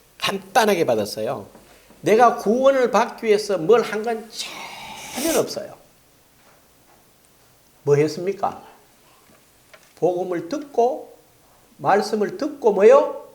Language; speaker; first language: Korean; native; Korean